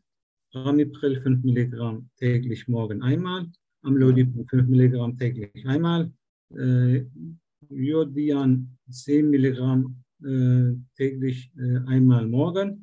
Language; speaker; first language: German; non-native, learner; Turkish